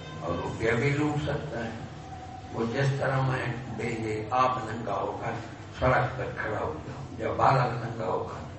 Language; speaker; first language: Urdu; non-native, local second language; Punjabi